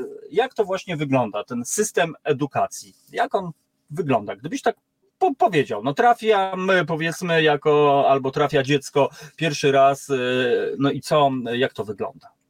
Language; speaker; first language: Polish; native; Polish